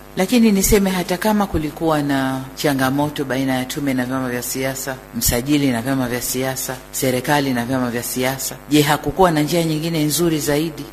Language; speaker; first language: Swahili; native; Swahili